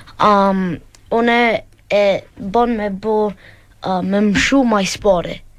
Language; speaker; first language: Albanian; early bilingual, heritage; Albanian